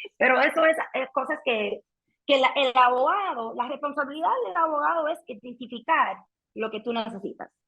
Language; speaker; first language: Spanish; early bilingual, heritage; Spanish